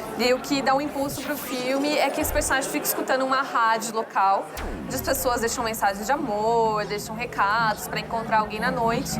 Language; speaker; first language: Portuguese; native; Portuguese